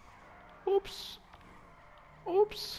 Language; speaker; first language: English; non-native, learner; Arabic